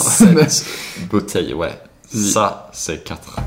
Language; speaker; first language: French; non-native, learner; Swedish